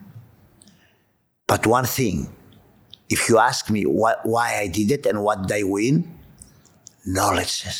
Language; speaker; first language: English; non-native, fluent; Greek